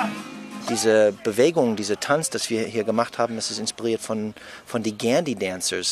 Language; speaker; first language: German; non-native, fluent; English